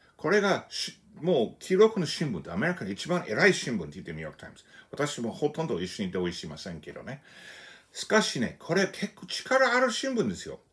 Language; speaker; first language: Japanese; non-native, fluent; English